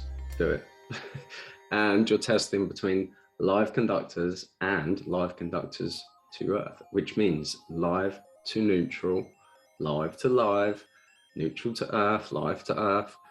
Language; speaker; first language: English; native; English